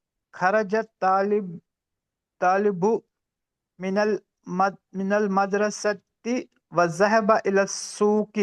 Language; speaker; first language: Arabic; non-native, learner; Urdu